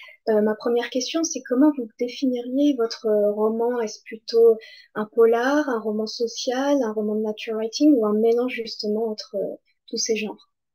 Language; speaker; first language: French; native; French